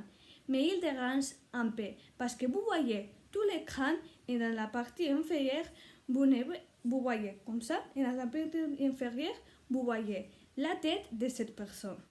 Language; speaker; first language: French; non-native, learner; Spanish